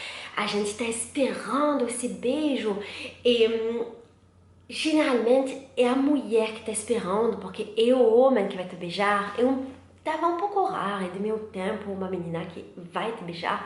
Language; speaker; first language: Portuguese; non-native, learner; French